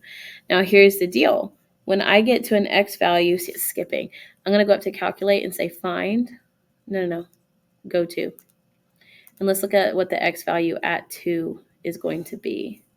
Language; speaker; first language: English; native; English